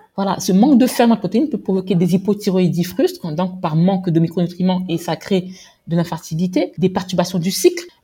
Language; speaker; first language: French; native; French